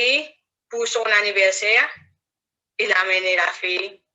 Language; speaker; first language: French; non-native, learner; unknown